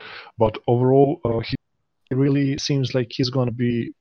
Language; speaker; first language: English; non-native, fluent; Serbian